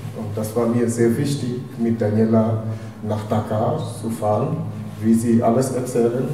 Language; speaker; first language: German; non-native, fluent; Wolof